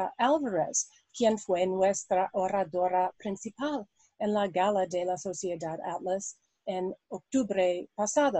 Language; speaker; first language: Spanish; non-native, learner; English